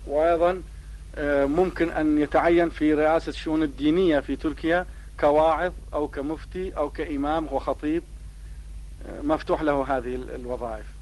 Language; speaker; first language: Arabic; non-native, fluent; Turkish